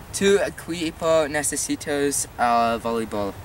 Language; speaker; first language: Spanish; non-native, learner; English